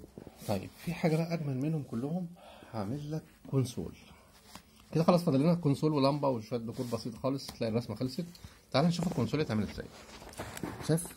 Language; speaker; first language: Arabic; native; Arabic